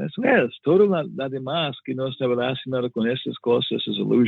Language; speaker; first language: Spanish; non-native, learner; English